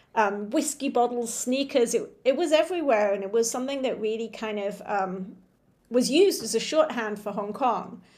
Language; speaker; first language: English; native; English